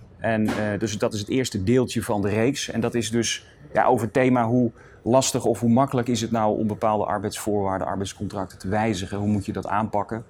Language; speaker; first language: Dutch; native; Dutch